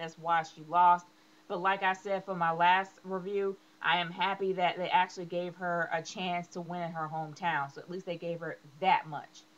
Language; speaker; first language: English; native; English